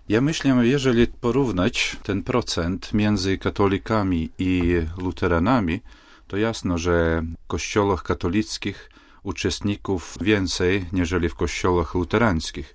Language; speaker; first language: Polish; non-native, fluent; Latvian